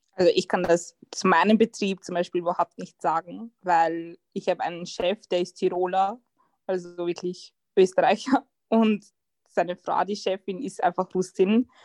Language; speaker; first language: German; early bilingual, other home language; Croatian